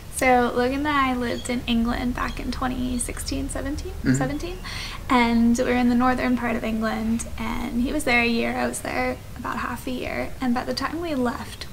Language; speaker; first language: English; native; English